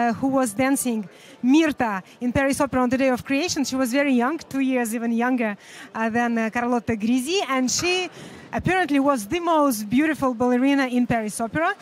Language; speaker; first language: English; non-native, fluent; Russian